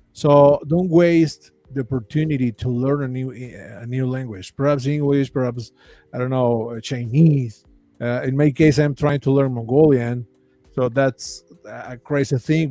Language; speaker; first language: English; non-native, fluent; Spanish